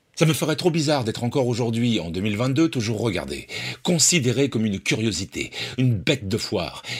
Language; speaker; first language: French; native; French